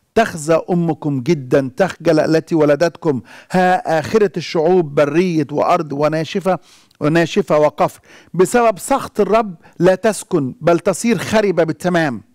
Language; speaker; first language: Arabic; native; Arabic